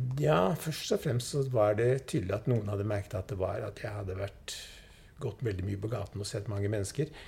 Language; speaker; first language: Norwegian; early bilingual, other home language; Swedish